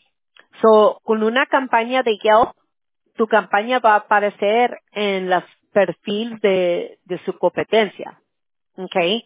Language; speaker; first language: Spanish; early bilingual, other home language; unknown